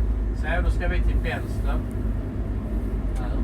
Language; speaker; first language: Swedish; non-native, learner; Tigrinya